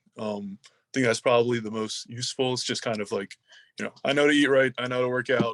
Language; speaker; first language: English; native; English